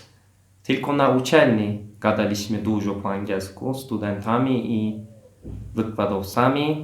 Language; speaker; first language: Polish; non-native, fluent; Turkish